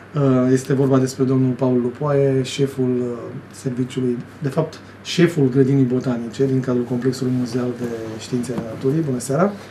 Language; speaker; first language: Romanian; native; Romanian